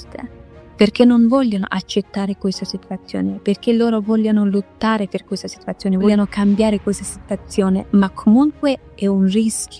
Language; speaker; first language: Italian; non-native, fluent; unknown